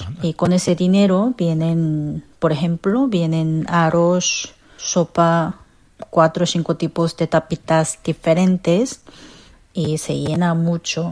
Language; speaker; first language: Spanish; non-native, fluent; Korean